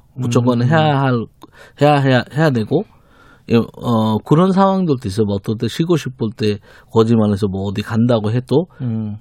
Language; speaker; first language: Korean; non-native, fluent; Bangla